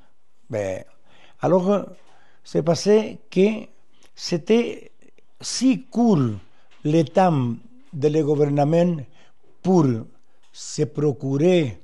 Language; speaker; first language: French; non-native, fluent; Spanish